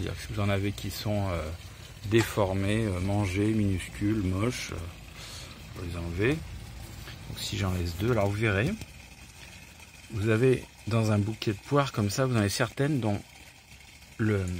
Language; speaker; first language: French; native; French